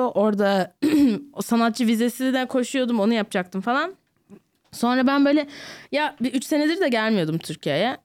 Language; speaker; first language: Turkish; early bilingual, heritage; Turkish